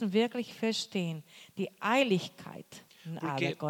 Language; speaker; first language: German; non-native, fluent; Portuguese